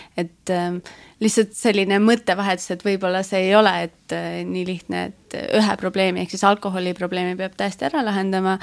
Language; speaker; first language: Estonian; native; Estonian